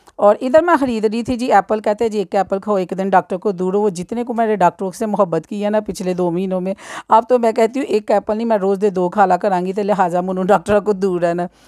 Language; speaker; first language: Urdu; non-native, local second language; Punjabi